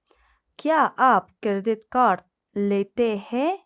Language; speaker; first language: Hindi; non-native, fluent; Persian